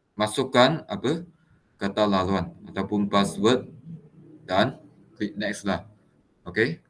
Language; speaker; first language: Malay; non-native, local second language; Chinese